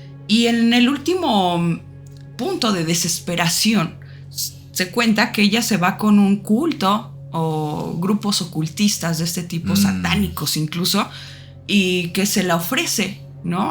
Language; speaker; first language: Spanish; native; Spanish